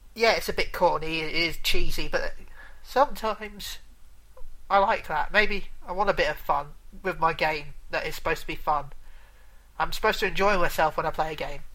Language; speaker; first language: English; native; English